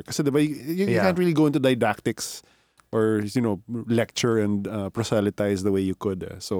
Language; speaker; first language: English; non-native, local second language; Filipino